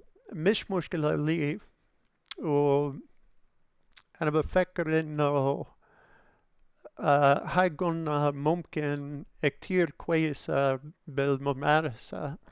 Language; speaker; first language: Arabic; non-native, learner; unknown